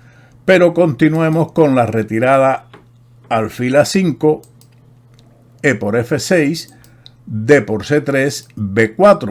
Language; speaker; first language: Spanish; native; Spanish